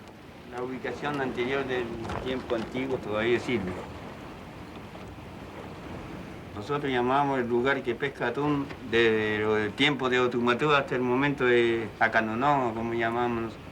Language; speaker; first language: Spanish; non-native, local second language; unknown